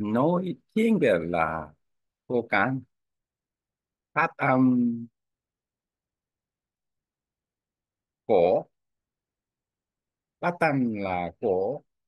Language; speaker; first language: Vietnamese; non-native, learner; Korean